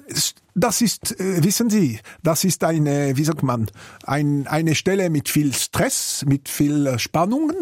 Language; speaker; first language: German; non-native, local second language; French